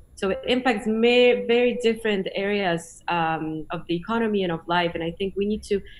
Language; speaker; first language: English; non-native, fluent; Polish